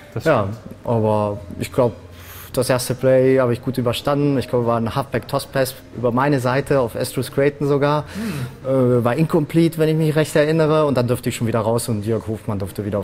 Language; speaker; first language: German; native; German